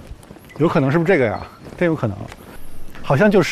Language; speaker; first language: Chinese; native; Chinese